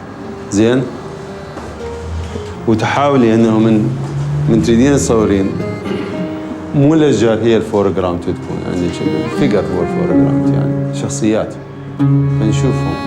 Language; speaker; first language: Arabic; native; Arabic